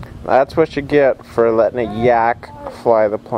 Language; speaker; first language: English; native; English